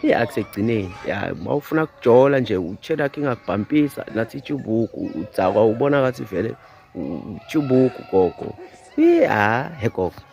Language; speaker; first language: Zulu; non-native, local second language; Swati